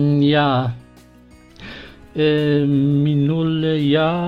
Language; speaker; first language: Finnish; non-native, learner; German